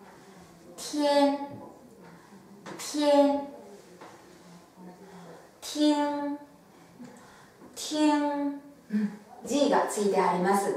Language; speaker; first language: Japanese; non-native, fluent; Chinese